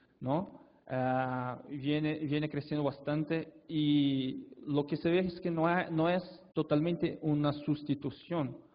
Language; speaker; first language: Spanish; non-native, fluent; Portuguese